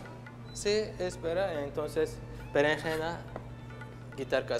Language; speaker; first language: Spanish; non-native, learner; Turkish